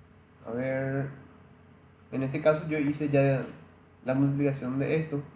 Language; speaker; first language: Spanish; native; Spanish